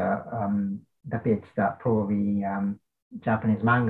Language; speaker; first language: English; non-native, fluent; Japanese